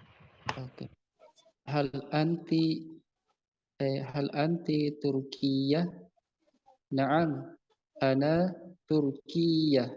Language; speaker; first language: Arabic; non-native, learner; Indonesian